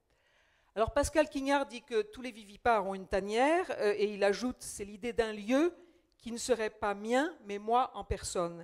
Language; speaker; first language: French; native; French